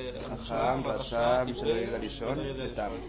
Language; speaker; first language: Hebrew; non-native, learner; Spanish